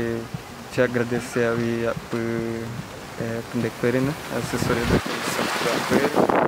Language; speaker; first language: Portuguese; non-native, local second language; Guarani